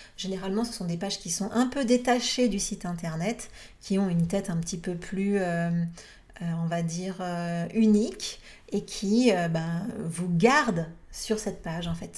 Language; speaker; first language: French; native; French